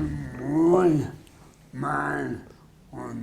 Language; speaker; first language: Spanish; non-native, fluent; English